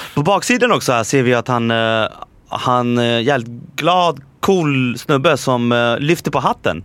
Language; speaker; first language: Swedish; early bilingual, other home language; Spanish